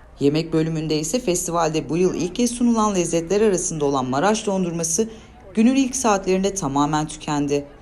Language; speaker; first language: Turkish; native; Turkish